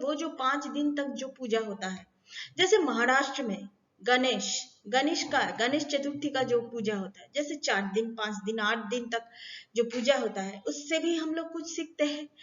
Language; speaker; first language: Hindi; non-native, local second language; Bangla